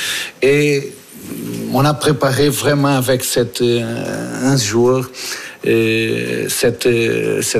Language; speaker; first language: French; non-native, fluent; Portuguese